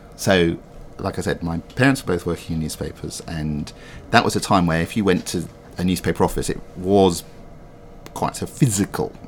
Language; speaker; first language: English; native; English